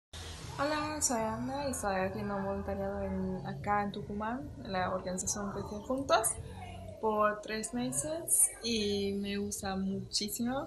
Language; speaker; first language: Spanish; non-native, fluent; German